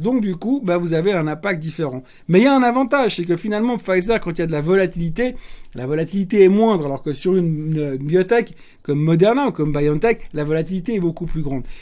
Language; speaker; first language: French; native; French